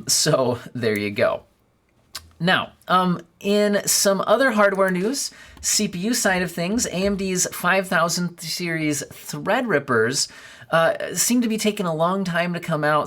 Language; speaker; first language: English; native; English